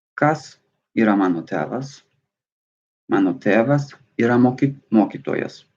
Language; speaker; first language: Lithuanian; non-native, learner; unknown